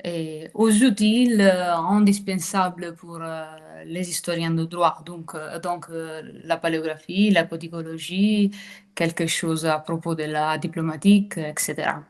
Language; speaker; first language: French; non-native, fluent; Italian